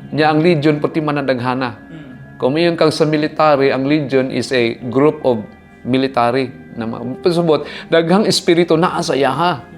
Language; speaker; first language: Cebuano; native; Cebuano